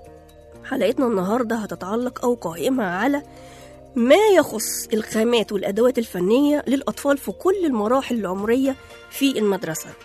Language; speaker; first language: Arabic; native; Arabic